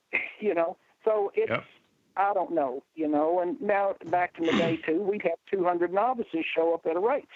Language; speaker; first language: English; native; English